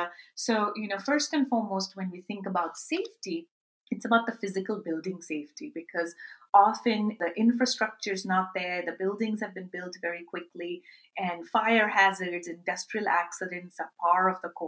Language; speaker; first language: English; non-native, local second language; Urdu